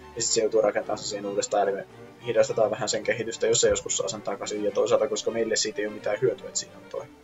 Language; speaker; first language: Finnish; native; Finnish